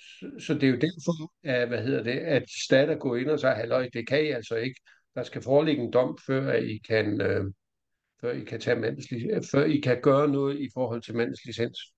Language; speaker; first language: Danish; native; Danish